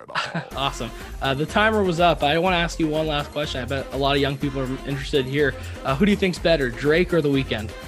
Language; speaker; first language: English; native; English